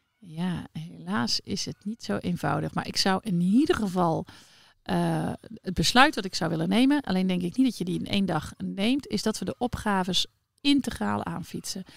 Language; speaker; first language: Dutch; native; Dutch